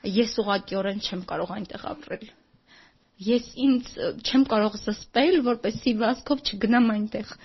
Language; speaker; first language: Armenian; native; Armenian